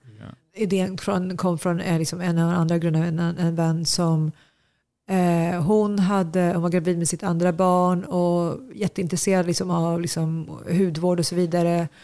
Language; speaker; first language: Swedish; early bilingual, other home language; Tigrinya